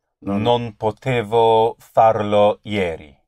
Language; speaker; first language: Italian; non-native, learner; English